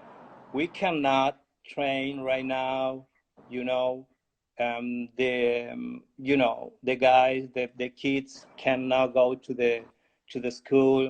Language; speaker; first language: English; non-native, learner; Spanish